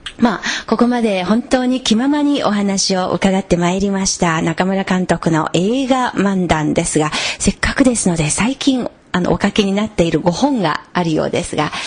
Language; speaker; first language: Japanese; non-native, fluent; Chinese